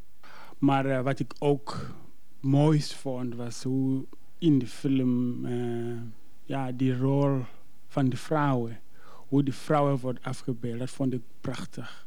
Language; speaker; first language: Dutch; non-native, fluent; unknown